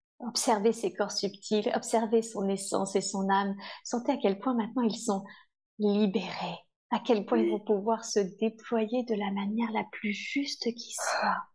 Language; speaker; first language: French; native; French